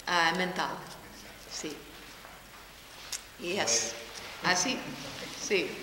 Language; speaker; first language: Spanish; non-native, fluent; English